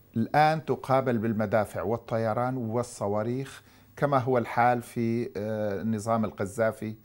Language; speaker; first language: Arabic; native; Arabic